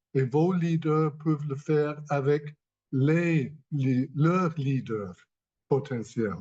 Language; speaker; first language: French; non-native, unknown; English